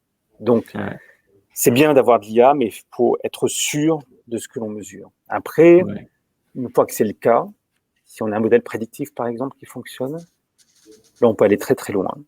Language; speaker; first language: French; native; French